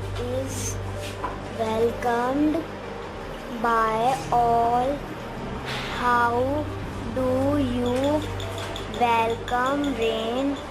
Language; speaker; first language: English; non-native, learner; Hindi